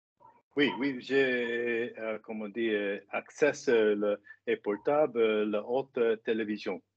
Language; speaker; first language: French; non-native, learner; English